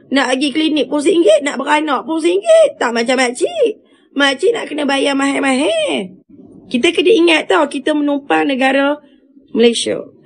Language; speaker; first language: Malay; early bilingual, other home language; Khmer